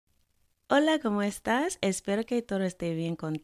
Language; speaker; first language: Spanish; non-native, fluent; English